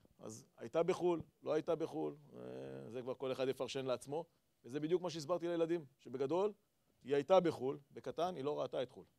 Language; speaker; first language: Hebrew; native; Hebrew